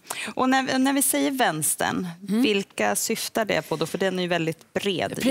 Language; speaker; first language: Swedish; native; Swedish